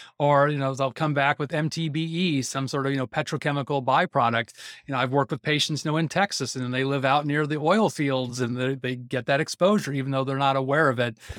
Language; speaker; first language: English; native; English